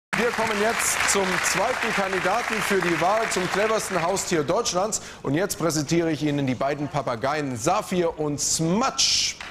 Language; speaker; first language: German; native; German